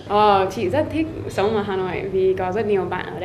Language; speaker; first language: Vietnamese; non-native, learner; English